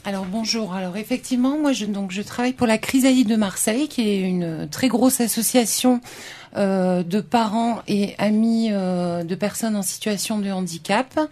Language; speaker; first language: French; native; French